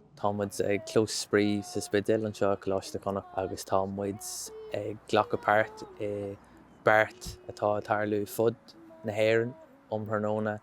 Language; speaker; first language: Irish; non-native, local second language; English